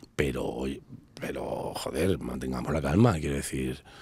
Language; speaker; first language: Spanish; native; Spanish